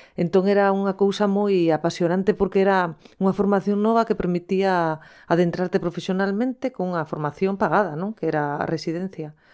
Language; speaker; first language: Galician; non-native, local second language; Spanish